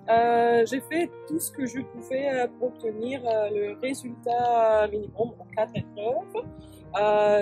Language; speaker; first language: French; non-native, fluent; English